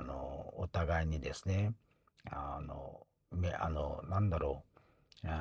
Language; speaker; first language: Japanese; non-native, fluent; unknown